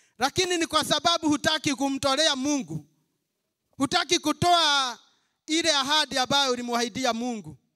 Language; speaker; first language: Swahili; non-native, local second language; Kikuyu